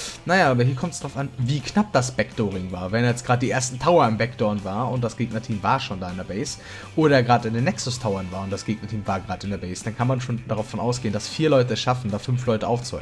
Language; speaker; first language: German; native; German